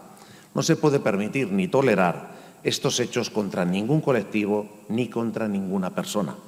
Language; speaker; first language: Spanish; native; Spanish